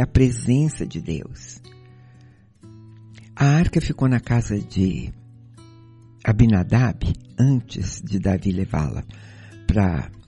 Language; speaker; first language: Portuguese; native; Portuguese